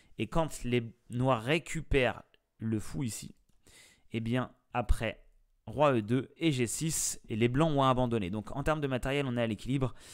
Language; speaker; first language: French; native; French